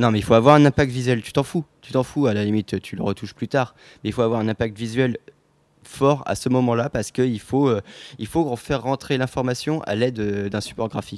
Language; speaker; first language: French; native; French